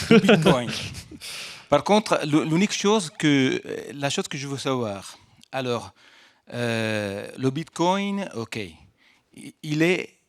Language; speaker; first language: French; non-native, fluent; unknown